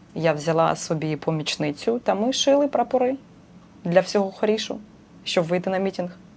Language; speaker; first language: Ukrainian; non-native, local second language; Russian